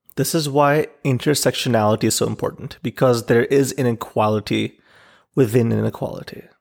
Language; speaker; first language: English; non-native, local second language; Urdu